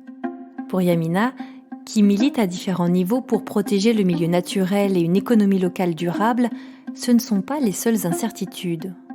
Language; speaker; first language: French; native; French